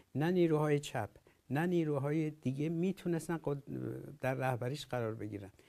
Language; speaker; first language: Persian; native; Persian